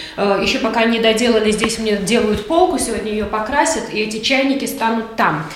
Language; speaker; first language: Russian; native; Russian